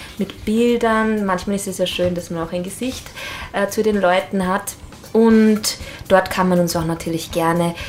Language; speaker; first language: German; native; German